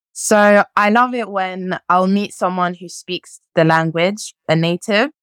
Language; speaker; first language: English; early bilingual, other home language; French